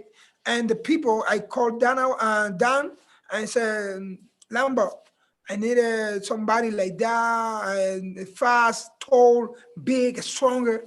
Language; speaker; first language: English; non-native, learner; Spanish